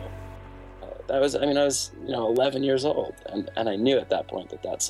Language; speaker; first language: English; native; English